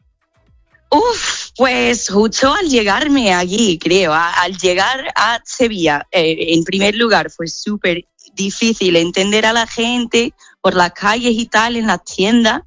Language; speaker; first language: Spanish; non-native, fluent; English